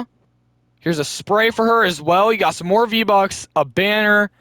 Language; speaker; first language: English; native; English